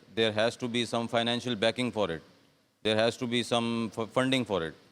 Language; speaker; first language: English; non-native, local second language; Urdu